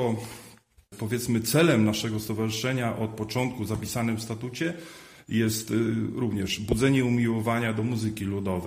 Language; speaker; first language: Polish; native; Polish